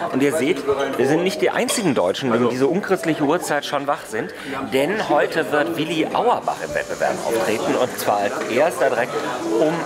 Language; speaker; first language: German; native; German